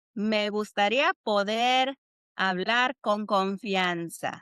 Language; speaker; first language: Spanish; early bilingual, other home language; English